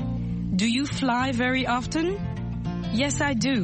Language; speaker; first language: English; non-native, fluent; French